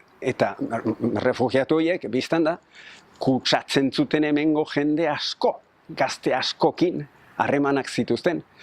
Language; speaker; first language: Basque; native; Basque